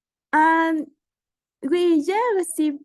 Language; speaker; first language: French; non-native, learner; Spanish